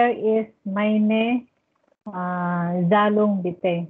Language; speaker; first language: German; non-native, learner; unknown